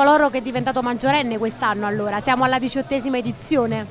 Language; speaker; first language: Italian; native; Italian